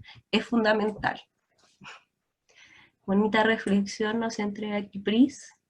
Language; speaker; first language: Spanish; native; Spanish